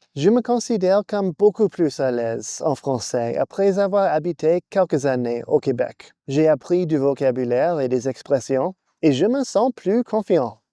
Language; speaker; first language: French; non-native, fluent; English